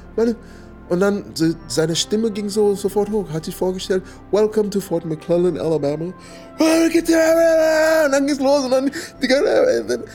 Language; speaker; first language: German; non-native, fluent; English